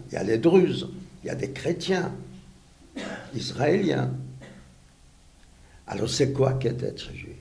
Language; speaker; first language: French; non-native, fluent; Yiddish